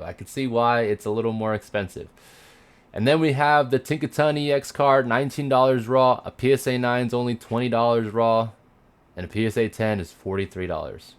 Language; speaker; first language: English; native; English